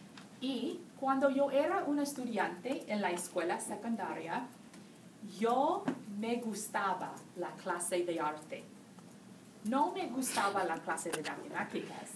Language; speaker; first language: Spanish; non-native, learner; English